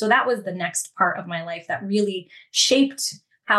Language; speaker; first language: English; native; English